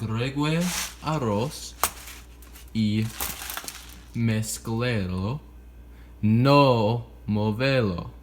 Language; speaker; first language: Spanish; non-native, learner; English